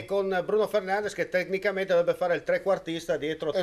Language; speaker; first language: Italian; native; Italian